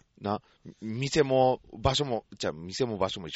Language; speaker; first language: Japanese; native; Japanese